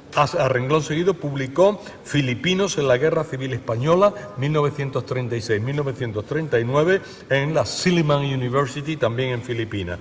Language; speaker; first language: Spanish; native; Spanish